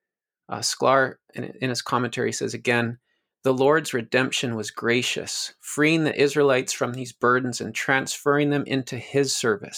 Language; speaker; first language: English; native; English